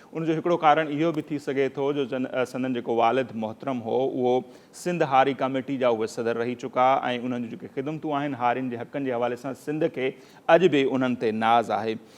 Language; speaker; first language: Sindhi; native; Sindhi